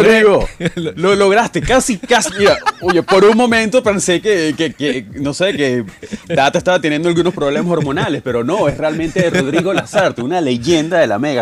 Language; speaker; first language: Spanish; native; Spanish